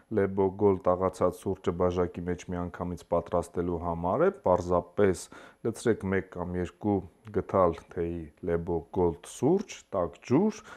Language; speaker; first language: Armenian; native; Armenian